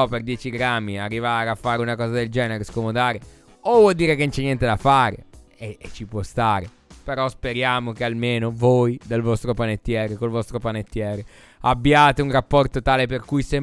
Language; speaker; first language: Italian; native; Italian